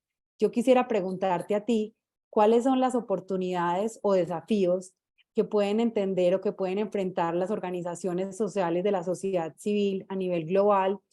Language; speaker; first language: Spanish; native; Spanish